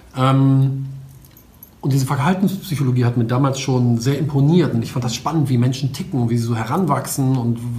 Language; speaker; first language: German; native; German